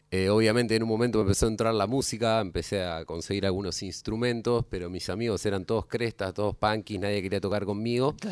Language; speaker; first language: Spanish; native; Spanish